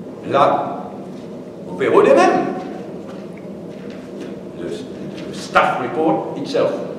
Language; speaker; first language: French; non-native, local second language; Morisyen